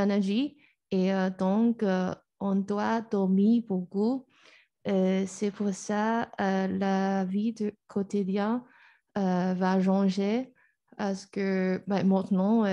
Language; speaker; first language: French; non-native, learner; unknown